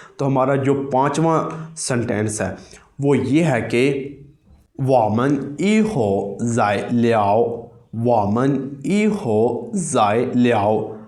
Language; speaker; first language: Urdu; non-native, local second language; Punjabi